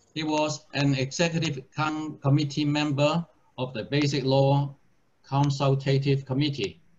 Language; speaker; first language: English; non-native, local second language; Chinese